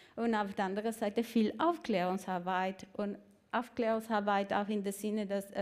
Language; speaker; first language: German; non-native, fluent; Spanish